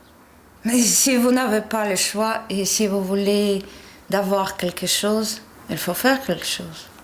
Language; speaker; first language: French; non-native, fluent; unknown